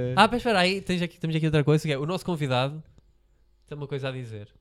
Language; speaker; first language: Portuguese; native; Portuguese